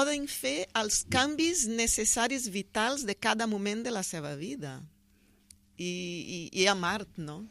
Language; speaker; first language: Catalan; non-native, fluent; Portuguese